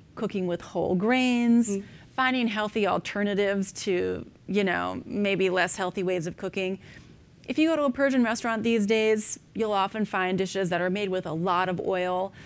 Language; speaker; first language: English; native; English